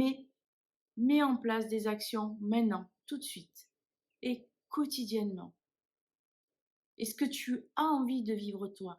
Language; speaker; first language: French; native; French